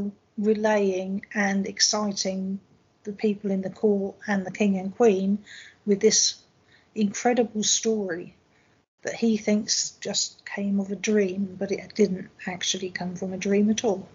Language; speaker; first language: English; native; English